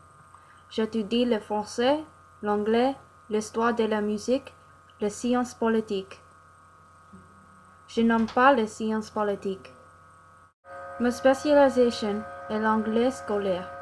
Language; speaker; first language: French; non-native, learner; English